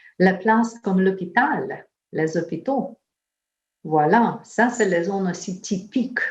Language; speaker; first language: French; non-native, fluent; Ukrainian